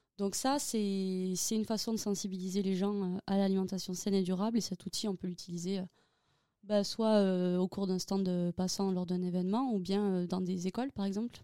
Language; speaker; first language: French; native; French